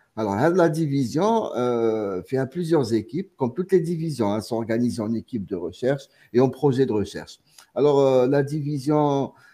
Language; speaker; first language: French; non-native, local second language; Arabic